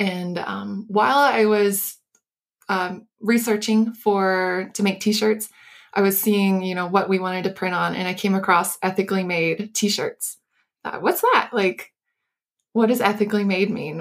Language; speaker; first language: English; native; English